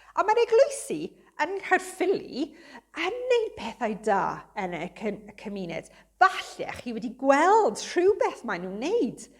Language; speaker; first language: Welsh; non-native, local second language; English